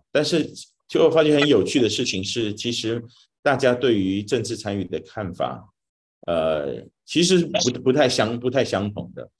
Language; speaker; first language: Chinese; native; Chinese